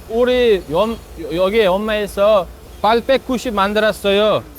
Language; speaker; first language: Korean; non-native, learner; Uzbek